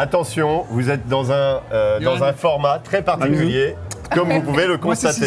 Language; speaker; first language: French; native; French